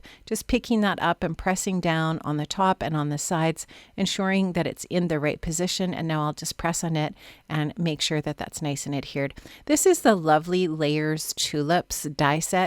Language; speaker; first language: English; native; English